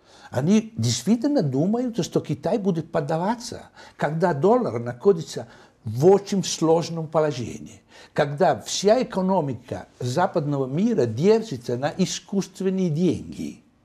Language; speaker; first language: Russian; non-native, fluent; Italian